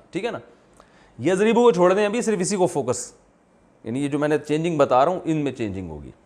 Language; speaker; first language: Urdu; native; Urdu